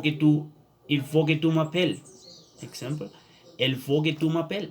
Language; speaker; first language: French; non-native, learner; Spanish